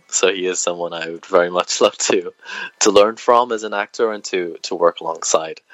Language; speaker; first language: English; native; English